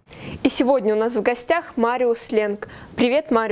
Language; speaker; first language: Russian; native; Russian